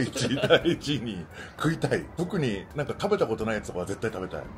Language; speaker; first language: Japanese; native; Japanese